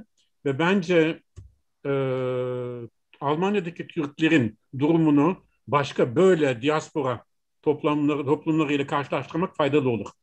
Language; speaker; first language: Turkish; non-native, fluent; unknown